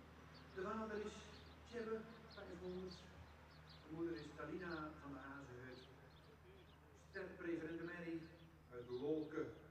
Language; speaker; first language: Dutch; native; Dutch